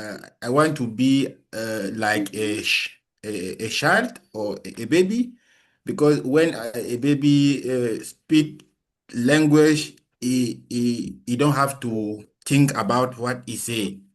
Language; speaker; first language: English; non-native, learner; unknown